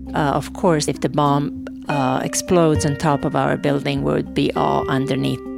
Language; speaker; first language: English; non-native, fluent; Serbian